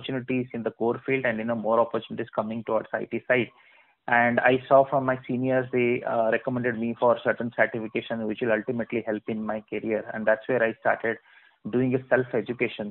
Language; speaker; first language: English; non-native, local second language; Odia